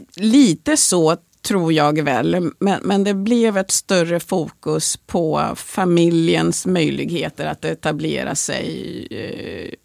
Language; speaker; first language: Swedish; early bilingual, other home language; Swahili